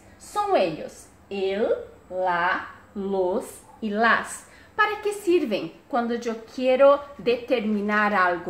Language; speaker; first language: Spanish; non-native, fluent; Portuguese